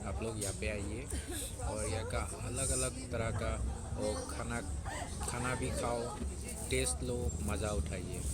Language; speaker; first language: Hindi; non-native, local second language; Assamese